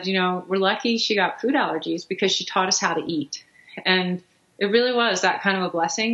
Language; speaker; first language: English; native; English